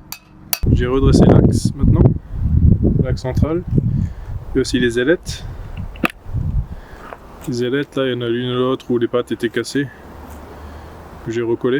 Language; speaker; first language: French; native; French